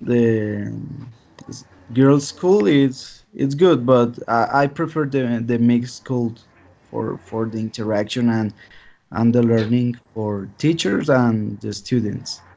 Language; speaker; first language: English; non-native, learner; Spanish